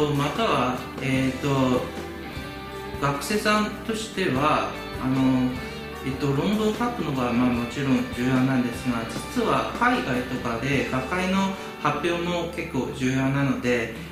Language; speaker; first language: Japanese; non-native, fluent; Chinese